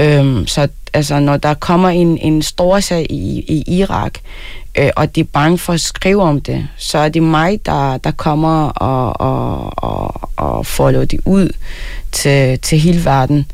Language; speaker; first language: Danish; early bilingual, other home language; Arabic